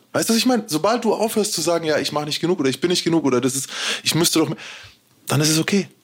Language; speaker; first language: German; native; German